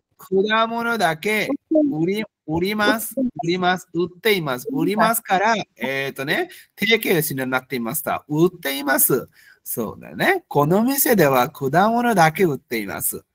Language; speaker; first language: Japanese; non-native, fluent; Bangla